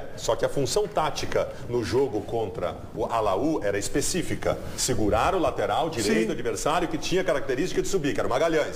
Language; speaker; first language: Portuguese; native; Portuguese